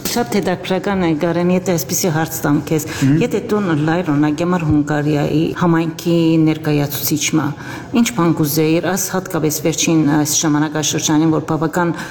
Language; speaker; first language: Armenian; native; Armenian